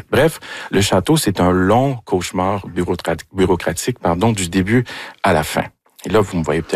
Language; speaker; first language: French; native; French